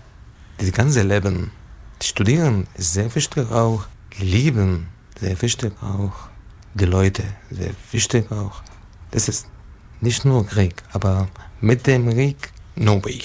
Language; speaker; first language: German; non-native, learner; Arabic